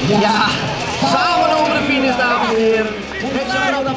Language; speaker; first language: Dutch; native; Dutch